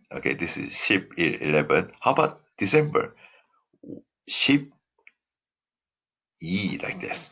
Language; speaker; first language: English; non-native, fluent; Korean